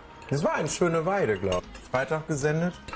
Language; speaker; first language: German; native; German